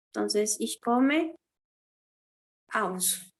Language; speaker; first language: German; non-native, fluent; Spanish